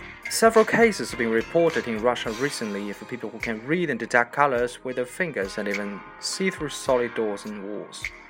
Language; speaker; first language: English; non-native, fluent; Chinese